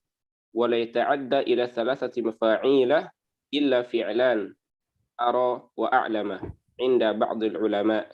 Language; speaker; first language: Arabic; non-native, learner; Indonesian